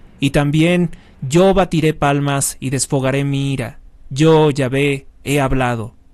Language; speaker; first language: Spanish; native; Spanish